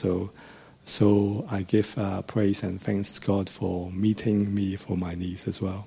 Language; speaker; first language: English; non-native, local second language; Cantonese